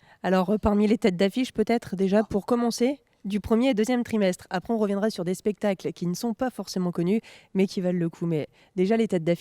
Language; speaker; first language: French; native; French